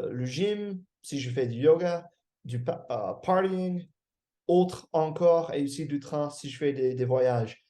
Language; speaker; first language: French; non-native, fluent; English